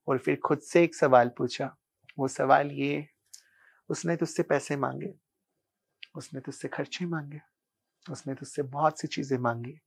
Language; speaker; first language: Hindi; non-native, local second language; Punjabi